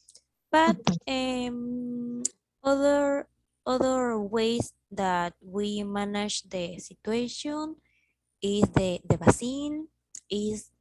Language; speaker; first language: English; non-native, learner; Spanish